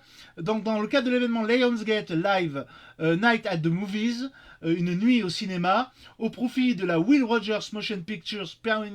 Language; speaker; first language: French; native; French